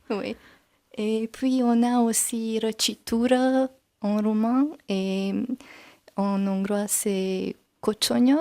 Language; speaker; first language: French; non-native, learner; Hungarian